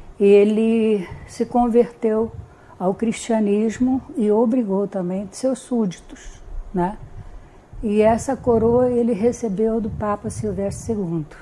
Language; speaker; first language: Portuguese; early bilingual, other home language; Hungarian